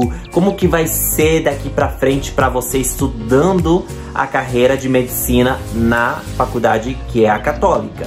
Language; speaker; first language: Portuguese; non-native, fluent; Spanish